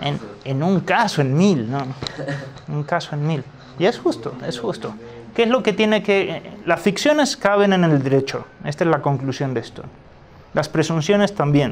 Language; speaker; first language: Spanish; native; Spanish